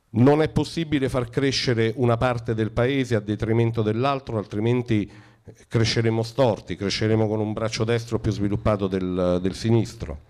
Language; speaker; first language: Italian; native; Italian